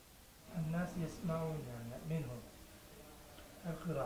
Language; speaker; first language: Arabic; non-native, learner; Turkish